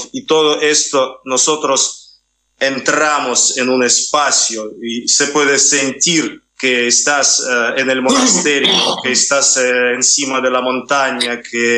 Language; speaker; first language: Spanish; non-native, fluent; Russian